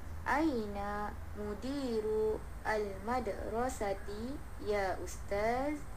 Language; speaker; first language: Arabic; non-native, learner; Malay